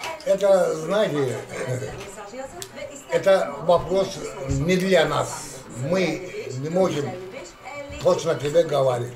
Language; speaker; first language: Russian; non-native, local second language; Azerbaijani